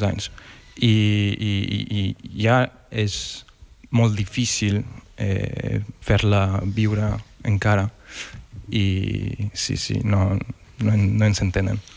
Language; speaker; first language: Catalan; non-native, fluent; French